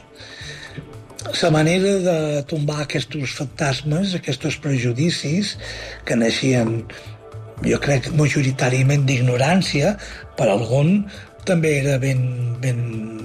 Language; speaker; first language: Catalan; native; Catalan